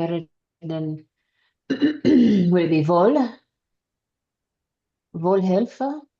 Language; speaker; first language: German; non-native, learner; English